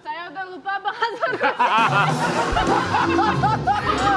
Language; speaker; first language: Indonesian; non-native, learner; Russian